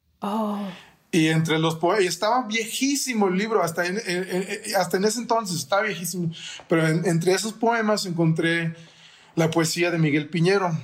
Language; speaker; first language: Spanish; early bilingual, heritage; Spanish